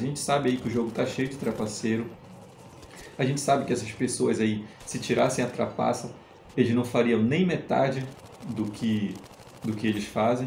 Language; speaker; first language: Portuguese; native; Portuguese